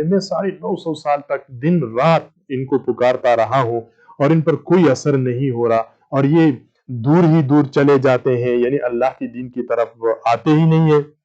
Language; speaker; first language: Urdu; native; Urdu